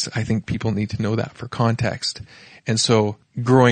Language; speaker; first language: English; native; English